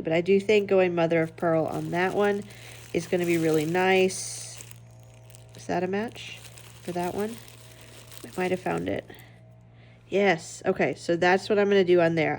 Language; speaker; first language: English; native; English